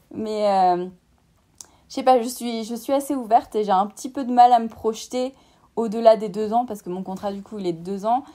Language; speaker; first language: French; native; French